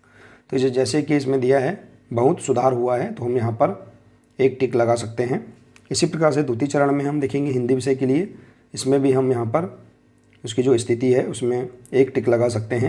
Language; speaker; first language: Hindi; native; Hindi